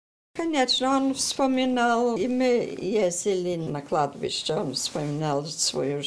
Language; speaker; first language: Russian; early bilingual, heritage; Russian